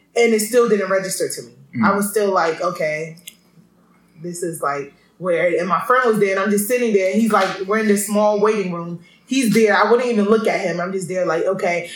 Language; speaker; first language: English; early bilingual, other home language; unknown